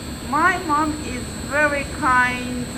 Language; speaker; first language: English; non-native, fluent; Persian